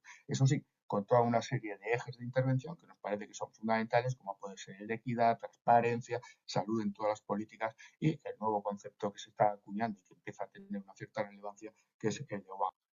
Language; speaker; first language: Spanish; native; Spanish